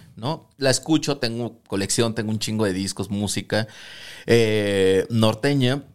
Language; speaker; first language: Spanish; native; Spanish